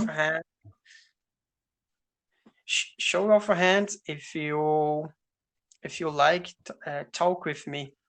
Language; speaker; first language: English; non-native, learner; Portuguese